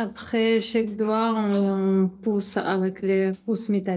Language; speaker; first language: French; non-native, learner; Russian